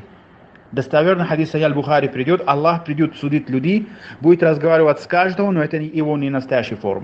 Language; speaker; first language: Russian; non-native, fluent; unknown